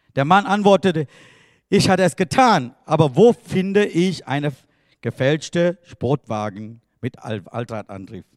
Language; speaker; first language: German; non-native, fluent; Tamil